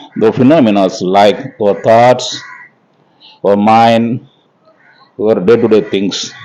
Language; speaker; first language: English; non-native, local second language; Tamil